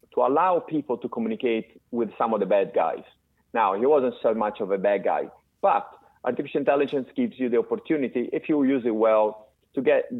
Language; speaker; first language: English; non-native, fluent; Italian